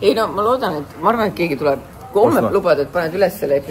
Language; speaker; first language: Estonian; native; Estonian